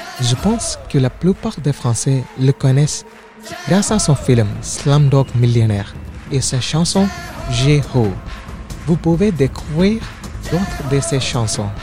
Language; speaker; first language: French; non-native, learner; Malayalam